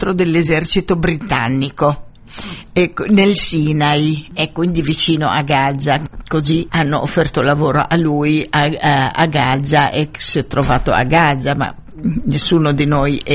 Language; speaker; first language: Italian; non-native, fluent; Arabic